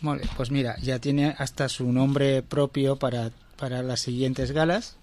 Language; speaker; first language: Spanish; native; Spanish